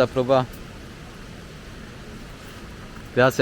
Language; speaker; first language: Spanish; non-native, learner; German